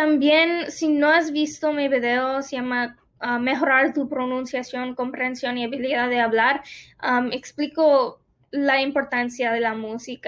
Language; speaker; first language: Spanish; non-native, fluent; English